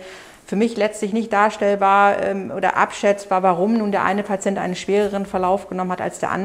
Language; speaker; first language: German; native; German